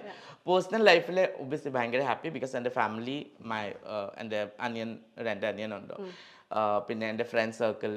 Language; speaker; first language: Malayalam; non-native, learner; Assamese